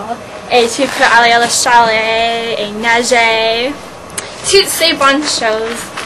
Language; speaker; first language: French; non-native, learner; English